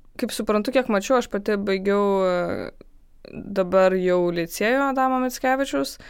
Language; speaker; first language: Lithuanian; non-native, local second language; Polish